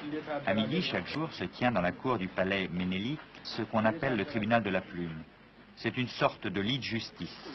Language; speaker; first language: French; native; French